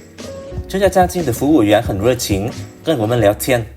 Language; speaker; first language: Chinese; non-native, learner; Vietnamese